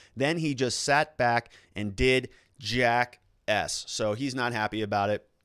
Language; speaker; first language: English; native; English